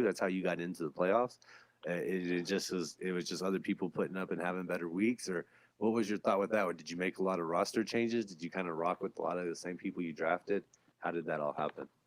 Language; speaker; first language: English; native; English